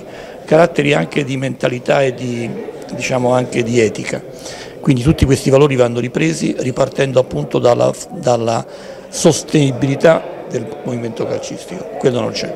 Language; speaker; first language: Italian; native; Italian